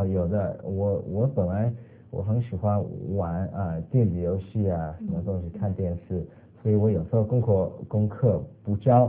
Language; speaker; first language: Chinese; early bilingual, other home language; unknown